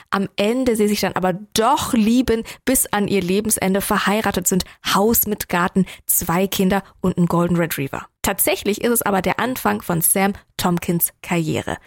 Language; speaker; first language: German; native; German